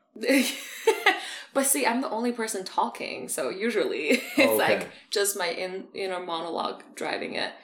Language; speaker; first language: English; non-native, fluent; Chinese